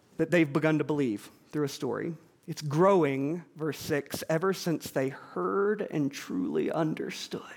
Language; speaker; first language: English; native; English